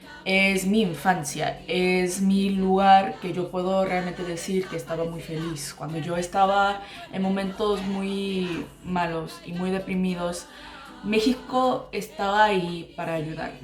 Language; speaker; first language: Spanish; non-native, local second language; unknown